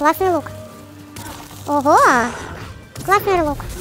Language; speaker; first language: Russian; native; Russian